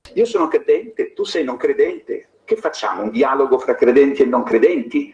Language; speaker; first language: Italian; native; Italian